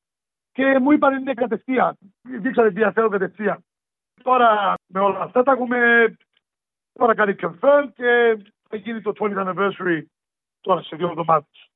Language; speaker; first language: Greek; early bilingual, heritage; Greek